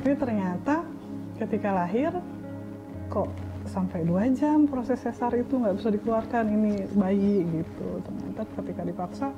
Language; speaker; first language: Indonesian; native; Indonesian